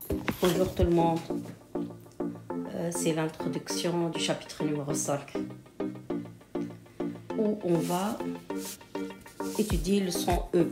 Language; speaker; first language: French; non-native, local second language; Arabic